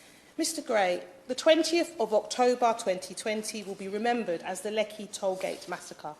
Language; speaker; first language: English; native; English